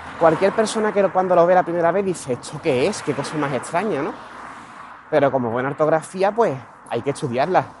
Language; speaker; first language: Spanish; native; Spanish